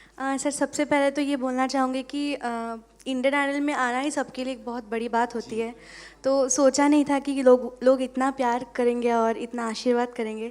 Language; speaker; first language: Hindi; non-native, local second language; Bangla